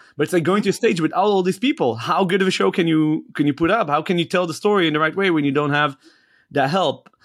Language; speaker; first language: English; non-native, fluent; Hebrew